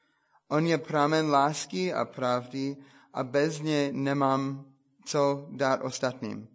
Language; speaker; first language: Czech; non-native, fluent; English